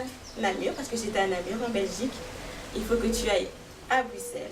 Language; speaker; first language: French; native; French